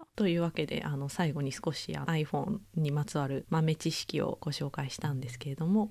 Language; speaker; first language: Japanese; native; Japanese